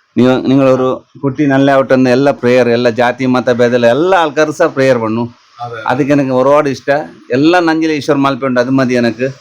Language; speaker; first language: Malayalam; non-native, learner; Kannada